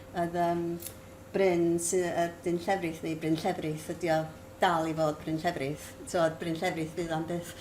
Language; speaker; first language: Welsh; native; Welsh